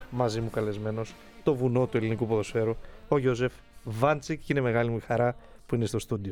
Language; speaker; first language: Greek; native; Greek